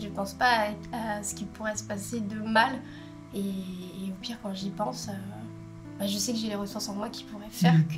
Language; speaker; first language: French; native; French